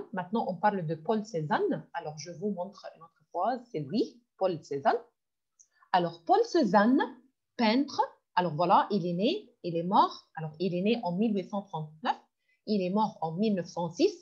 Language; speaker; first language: French; non-native, fluent; Arabic